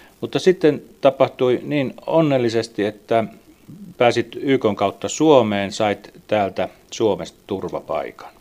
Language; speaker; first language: Finnish; native; Finnish